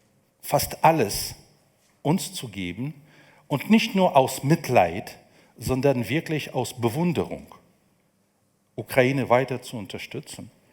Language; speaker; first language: German; non-native, fluent; Ukrainian